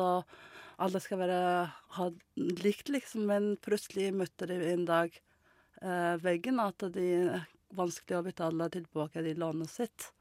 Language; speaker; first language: Norwegian; non-native, learner; Mongolian